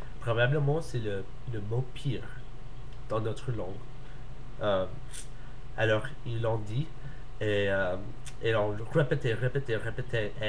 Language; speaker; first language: French; non-native, learner; English